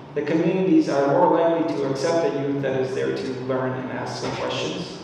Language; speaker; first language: English; non-native, fluent; Spanish